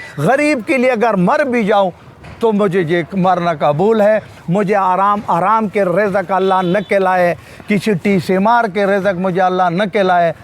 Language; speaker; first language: Urdu; non-native, local second language; Pashto